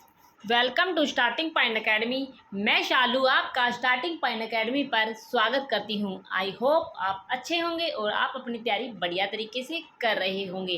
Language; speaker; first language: Hindi; native; Hindi